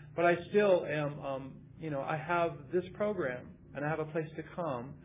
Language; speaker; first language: English; native; English